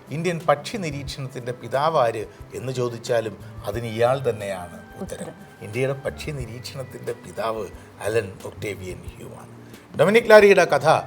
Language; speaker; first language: Malayalam; native; Malayalam